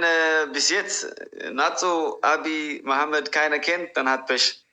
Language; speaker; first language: German; non-native, fluent; Tigrinya